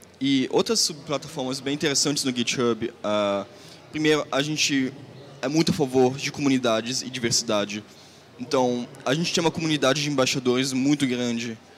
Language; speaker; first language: Portuguese; non-native, fluent; German